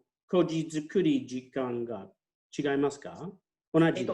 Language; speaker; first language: Japanese; non-native, fluent; English